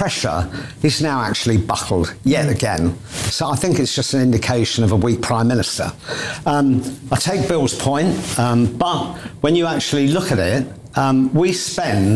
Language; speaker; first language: English; native; English